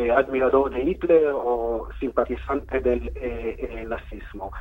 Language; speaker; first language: Spanish; non-native, fluent; Hebrew